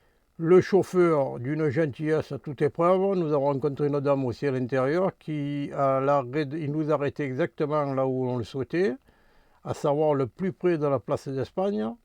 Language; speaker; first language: French; native; French